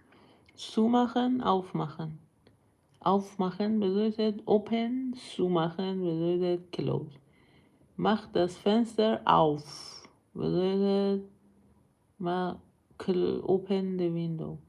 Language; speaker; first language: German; non-native, learner; Persian